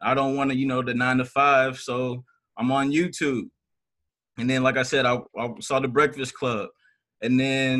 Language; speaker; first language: English; native; English